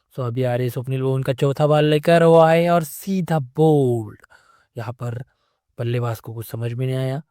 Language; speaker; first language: Hindi; non-native, local second language; Marathi